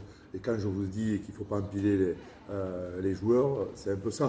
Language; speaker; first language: French; native; French